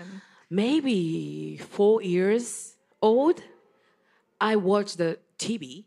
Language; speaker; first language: English; non-native, learner; Japanese